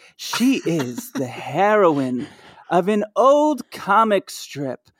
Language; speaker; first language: English; native; English